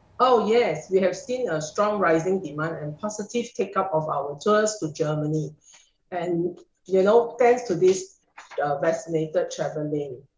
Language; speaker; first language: English; native; English